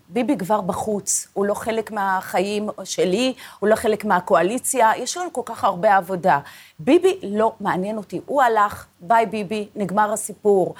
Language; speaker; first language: Hebrew; non-native, local second language; Arabic